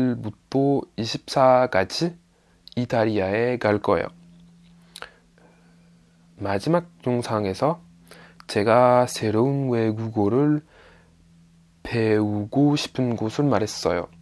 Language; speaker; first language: Korean; non-native, learner; French